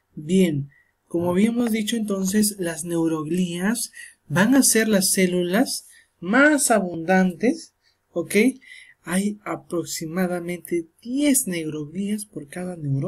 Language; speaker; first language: Spanish; native; Spanish